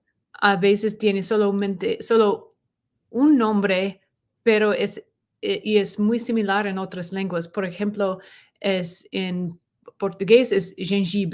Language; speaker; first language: Spanish; non-native, learner; English